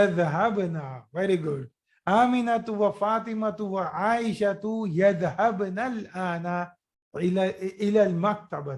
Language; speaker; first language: Arabic; non-native, fluent; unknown